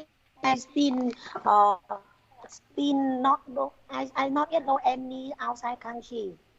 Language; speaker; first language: English; non-native, learner; Vietnamese